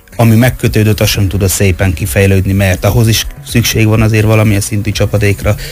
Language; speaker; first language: Hungarian; native; Hungarian